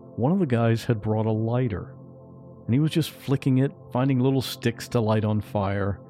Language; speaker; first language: English; native; English